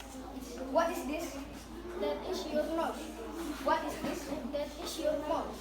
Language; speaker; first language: English; non-native, learner; Indonesian